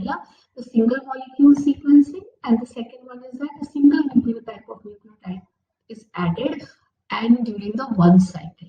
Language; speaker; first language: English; non-native, local second language; Hindi